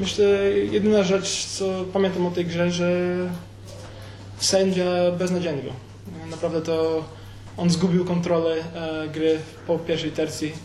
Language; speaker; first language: Polish; early bilingual, heritage; Polish